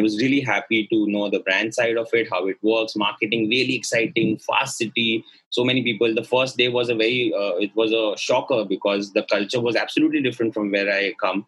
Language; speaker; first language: English; non-native, local second language; Gujarati